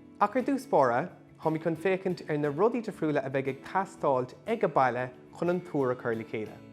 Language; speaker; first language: Irish; non-native, local second language; English